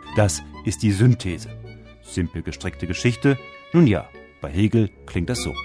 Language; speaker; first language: German; native; German